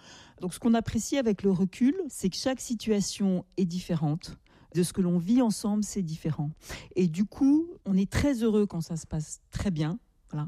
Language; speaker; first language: French; native; French